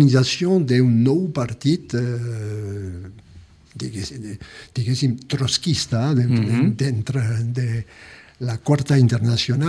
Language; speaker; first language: Catalan; early bilingual, heritage; Catalan